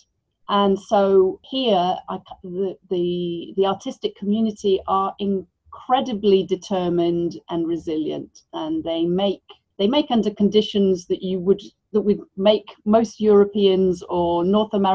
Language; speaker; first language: English; native; English